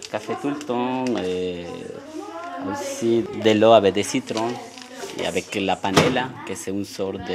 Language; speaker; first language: French; non-native, learner; Spanish